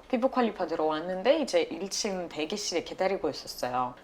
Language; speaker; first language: Korean; non-native, fluent; Russian